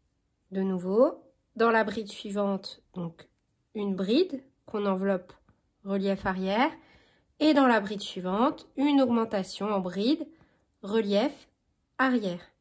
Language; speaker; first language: French; native; French